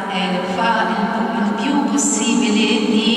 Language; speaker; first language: Italian; non-native, fluent; Arabic